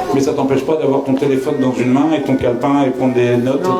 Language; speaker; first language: French; native; French